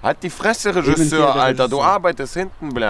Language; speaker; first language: German; early bilingual, other home language; Russian